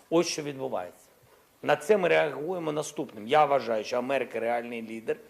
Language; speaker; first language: Ukrainian; non-native, local second language; Russian